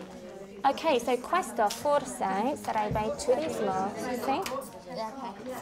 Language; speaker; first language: Italian; non-native, fluent; English